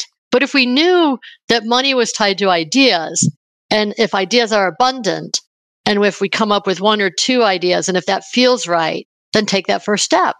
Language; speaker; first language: English; native; English